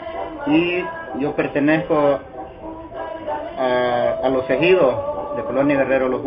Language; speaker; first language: Spanish; native; Spanish